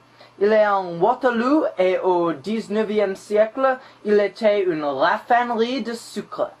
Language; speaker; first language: French; non-native, learner; English